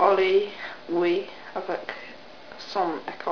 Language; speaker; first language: French; non-native, learner; English